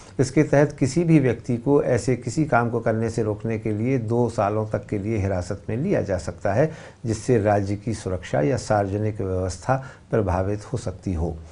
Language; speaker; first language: Hindi; native; Hindi